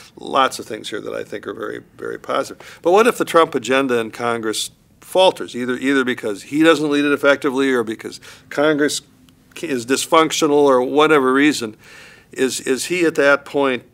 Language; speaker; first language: English; native; English